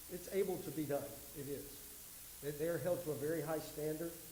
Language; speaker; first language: English; native; English